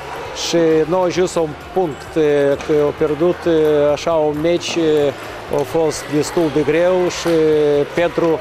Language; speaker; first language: Romanian; non-native, local second language; Russian